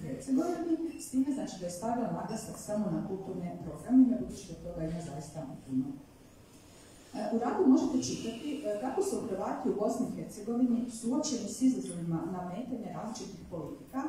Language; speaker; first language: Croatian; native; Croatian